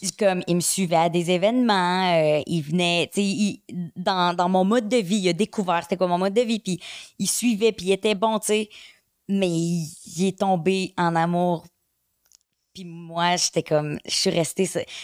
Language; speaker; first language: French; native; French